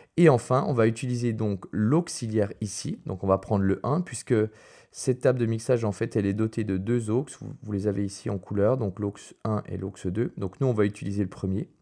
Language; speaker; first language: French; native; French